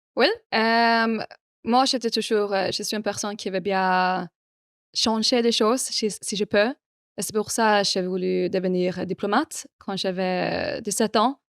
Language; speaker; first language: French; non-native, fluent; Swedish